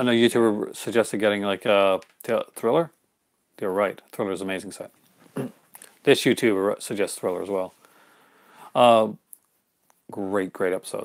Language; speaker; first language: English; native; English